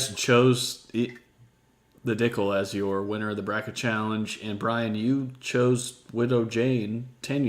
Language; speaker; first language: English; native; English